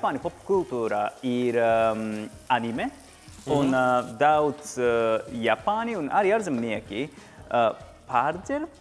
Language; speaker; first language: Latvian; non-native, learner; Japanese